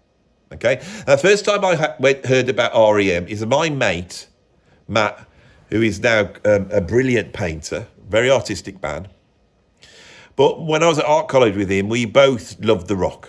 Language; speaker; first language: English; native; English